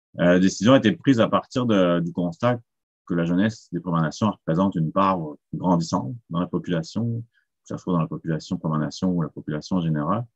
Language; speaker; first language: French; native; French